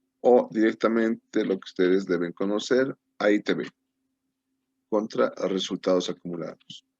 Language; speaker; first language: Spanish; native; Spanish